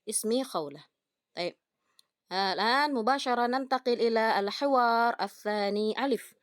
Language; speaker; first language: Arabic; non-native, fluent; Indonesian